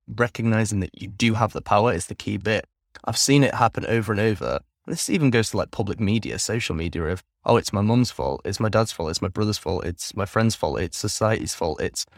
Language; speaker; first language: English; native; English